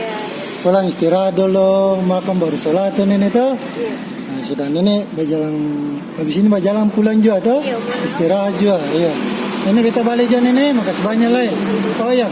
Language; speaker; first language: Malay; native; Malay